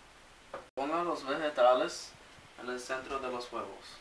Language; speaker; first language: Spanish; non-native, learner; English